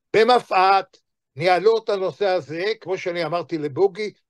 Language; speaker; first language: Hebrew; native; Hebrew